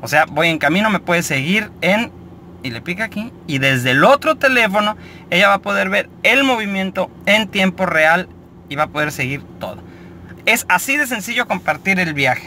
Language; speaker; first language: Spanish; native; Spanish